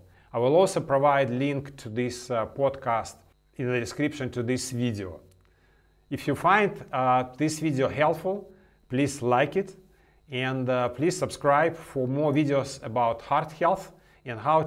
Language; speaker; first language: English; non-native, fluent; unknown